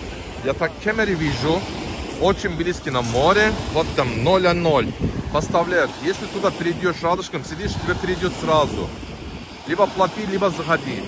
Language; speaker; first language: Russian; non-native, learner; Turkish